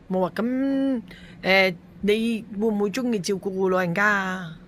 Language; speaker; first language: Cantonese; native; Cantonese